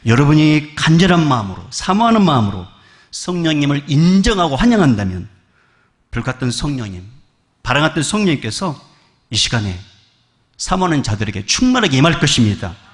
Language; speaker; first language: Korean; native; Korean